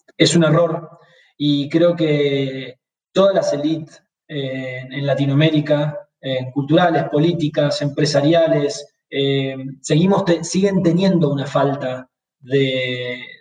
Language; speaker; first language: Spanish; native; Spanish